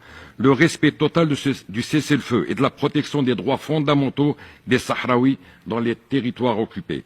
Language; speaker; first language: French; non-native, local second language; Arabic